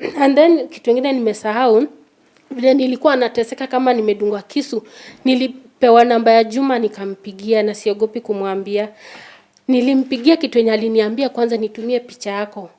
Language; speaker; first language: Swahili; non-native, local second language; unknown